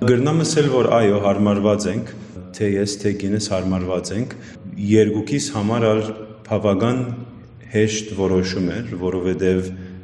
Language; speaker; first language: Armenian; early bilingual, heritage; Armenian